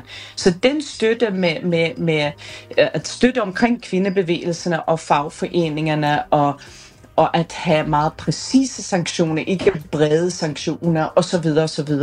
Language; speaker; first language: Danish; non-native, fluent; Persian